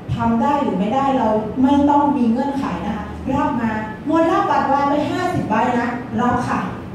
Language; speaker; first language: Thai; non-native, local second language; Shan